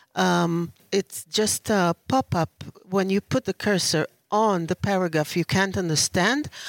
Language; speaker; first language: English; non-native, learner; Hebrew